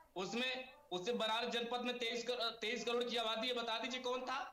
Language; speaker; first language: Hindi; native; Hindi